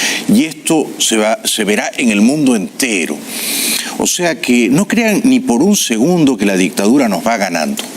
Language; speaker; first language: Spanish; native; Spanish